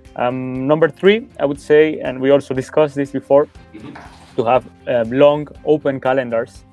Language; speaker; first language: English; non-native, fluent; Spanish